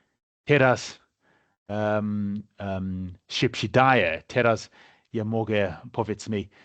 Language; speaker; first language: Polish; non-native, fluent; English